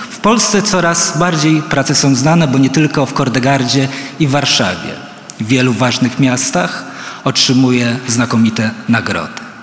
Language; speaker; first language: Polish; native; Polish